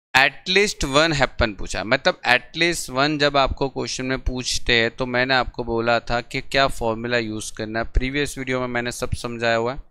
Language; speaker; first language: Hindi; non-native, local second language; Gujarati